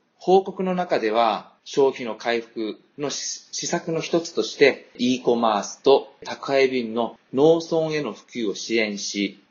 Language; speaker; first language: Japanese; native; Japanese